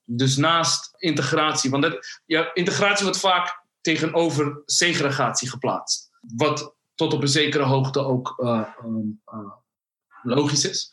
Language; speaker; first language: Dutch; early bilingual, other home language; Somali